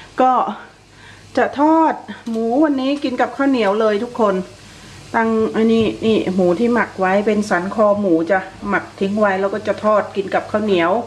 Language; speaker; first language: Thai; native; Thai